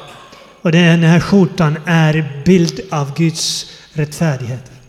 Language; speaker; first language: Swedish; non-native, fluent; Finnish